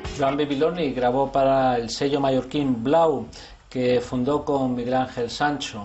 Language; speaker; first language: Spanish; native; Spanish